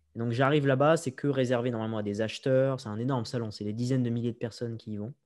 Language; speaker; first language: French; native; French